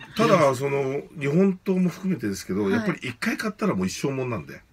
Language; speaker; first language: Japanese; native; Japanese